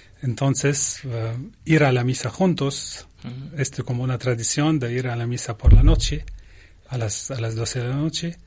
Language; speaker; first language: Spanish; non-native, learner; Arabic